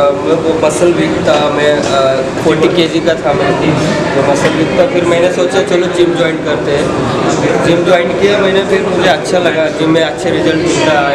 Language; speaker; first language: Hindi; non-native, local second language; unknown